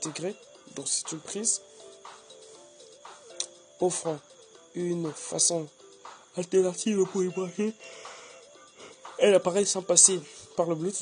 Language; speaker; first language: French; native; French